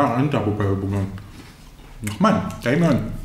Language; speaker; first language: Hebrew; native; Hebrew